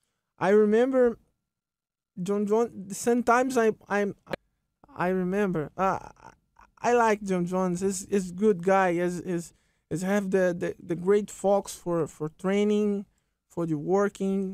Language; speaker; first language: English; non-native, learner; Portuguese